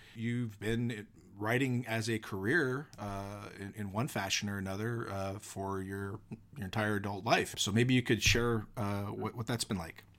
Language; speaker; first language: English; native; English